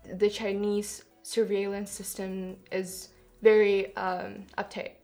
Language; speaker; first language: English; non-native, fluent; Kyrgyz